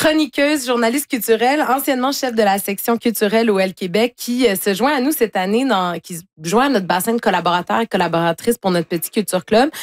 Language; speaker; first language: French; native; French